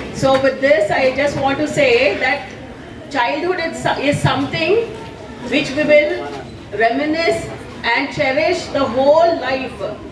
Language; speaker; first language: English; non-native, local second language; Telugu